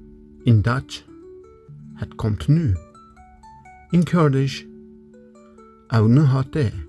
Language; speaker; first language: Dutch; non-native, learner; Kurdish